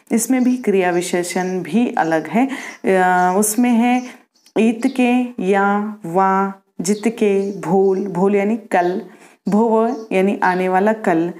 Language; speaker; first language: Hindi; non-native, local second language; Marathi